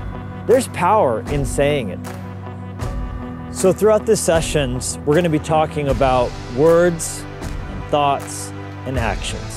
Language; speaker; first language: English; native; English